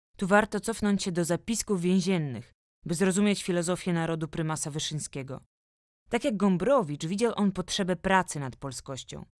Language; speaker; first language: Polish; native; Polish